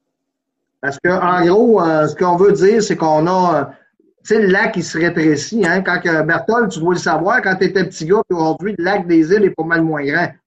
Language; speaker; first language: French; native; French